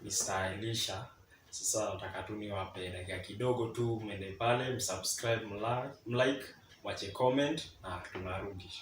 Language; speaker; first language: Swahili; non-native, local second language; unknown